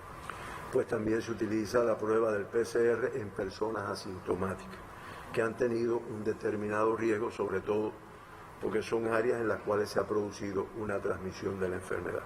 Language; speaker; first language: Spanish; native; Spanish